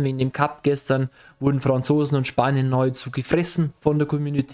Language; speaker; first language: German; native; German